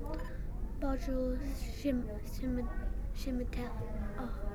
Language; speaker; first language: French; non-native, learner; English